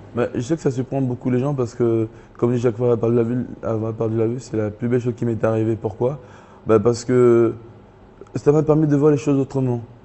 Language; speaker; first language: French; early bilingual, other home language; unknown